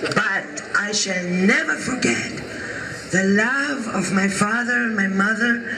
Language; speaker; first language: English; non-native, fluent; German